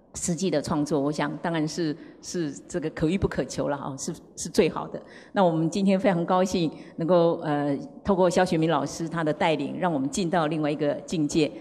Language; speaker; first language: Chinese; native; Chinese